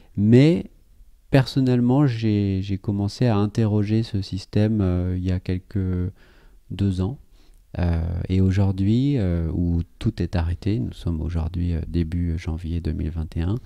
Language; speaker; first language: French; native; French